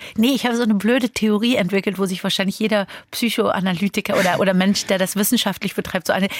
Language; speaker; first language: German; early bilingual, other home language; Persian